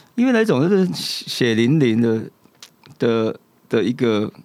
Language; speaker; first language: Chinese; native; Chinese